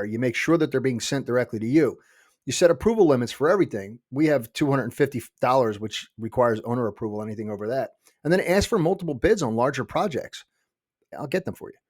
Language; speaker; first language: English; native; English